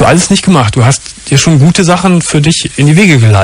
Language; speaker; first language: German; native; German